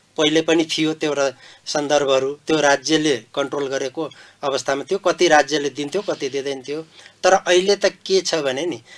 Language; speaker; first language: Nepali; non-native, local second language; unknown